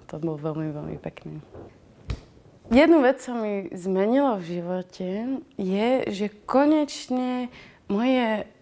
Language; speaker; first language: Slovak; non-native, fluent; Dutch